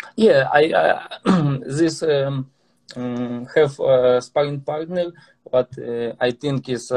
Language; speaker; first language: English; non-native, learner; Russian